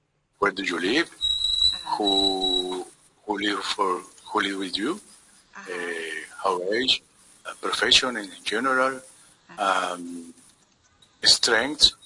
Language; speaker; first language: English; non-native, learner; Spanish